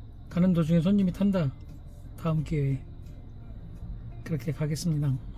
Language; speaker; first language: Korean; native; Korean